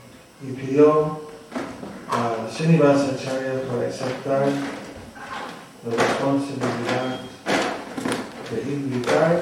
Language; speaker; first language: Spanish; non-native, fluent; English